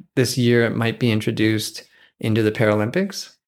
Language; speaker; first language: English; native; English